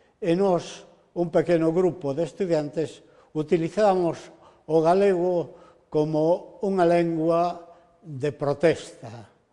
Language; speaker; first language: Galician; non-native, local second language; Spanish